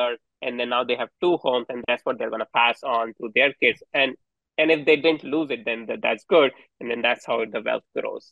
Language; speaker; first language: English; non-native, local second language; Hindi